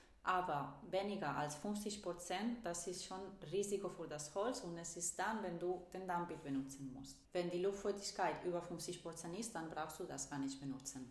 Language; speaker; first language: German; non-native, fluent; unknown